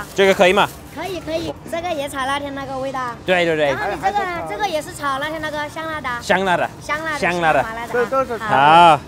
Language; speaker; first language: Chinese; non-native, learner; English